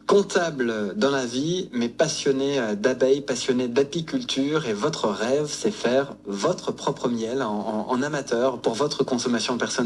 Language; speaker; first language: French; native; French